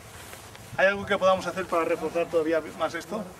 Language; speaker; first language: Spanish; native; Spanish